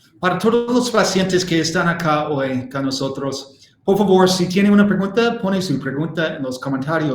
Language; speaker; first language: Spanish; non-native, learner; English